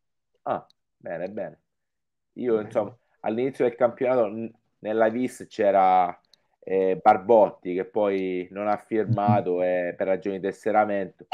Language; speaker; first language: Italian; native; Italian